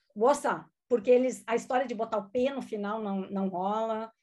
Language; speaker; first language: Portuguese; non-native, local second language; German